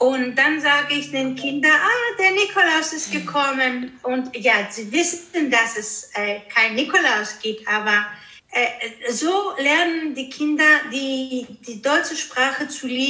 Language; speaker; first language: German; early bilingual, other home language; Greek